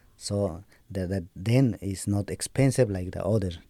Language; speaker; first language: English; non-native, learner; Spanish